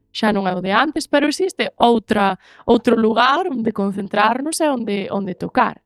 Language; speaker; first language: Galician; native; Galician